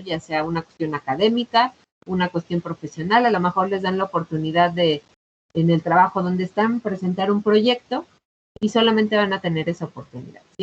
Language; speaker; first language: Spanish; native; Spanish